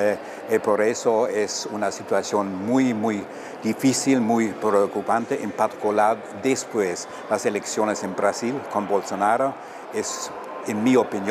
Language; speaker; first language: Spanish; non-native, fluent; German